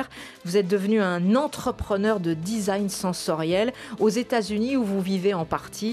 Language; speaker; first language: French; native; French